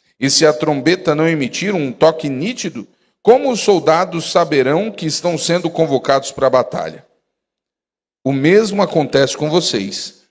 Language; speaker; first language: Portuguese; native; Portuguese